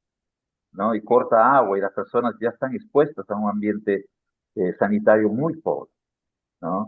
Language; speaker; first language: Spanish; non-native, learner; Portuguese